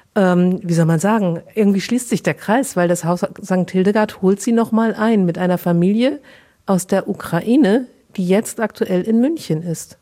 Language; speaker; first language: German; native; German